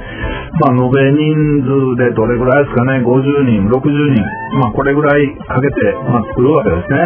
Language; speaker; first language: Japanese; native; Japanese